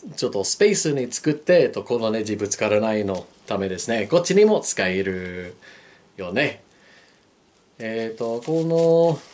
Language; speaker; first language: Japanese; non-native, learner; English